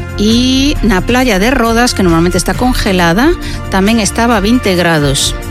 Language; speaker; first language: Galician; non-native, local second language; Spanish